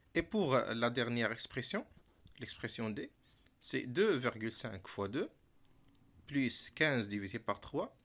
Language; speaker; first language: French; non-native, local second language; Arabic